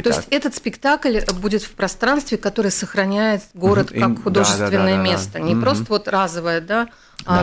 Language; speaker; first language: Russian; native; Russian